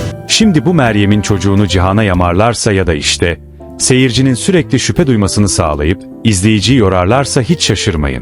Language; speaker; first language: Turkish; native; Turkish